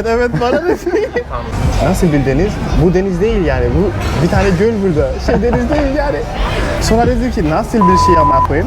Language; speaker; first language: Turkish; non-native, fluent; Spanish